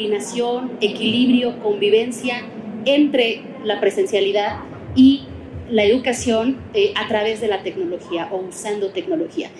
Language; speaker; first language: Spanish; native; Spanish